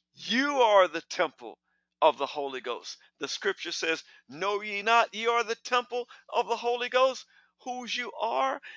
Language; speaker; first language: English; native; English